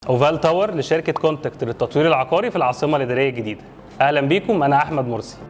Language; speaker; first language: Arabic; native; Arabic